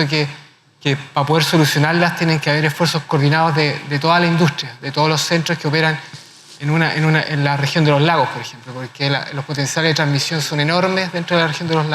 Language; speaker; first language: Spanish; native; Spanish